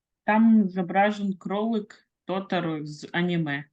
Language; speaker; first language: Ukrainian; non-native, local second language; Russian